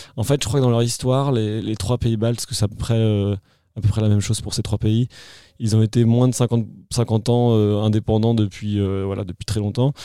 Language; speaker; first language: French; native; French